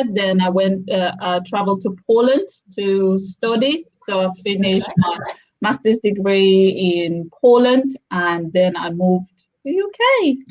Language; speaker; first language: English; non-native, fluent; Russian